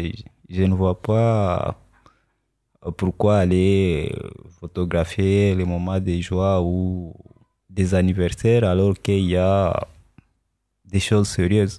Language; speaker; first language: French; non-native, local second language; Swahili